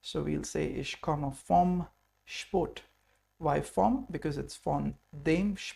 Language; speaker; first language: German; non-native, fluent; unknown